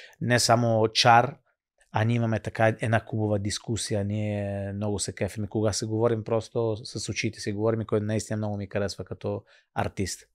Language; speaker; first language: Bulgarian; non-native, fluent; Italian